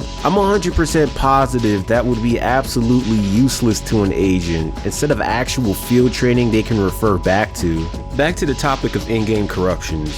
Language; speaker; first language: English; native; English